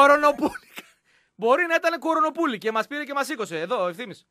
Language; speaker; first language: Greek; native; Greek